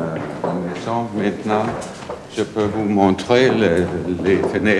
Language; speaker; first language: French; non-native, fluent; Danish